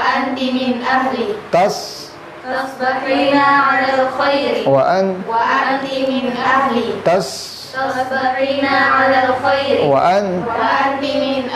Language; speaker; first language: Arabic; non-native, learner; Indonesian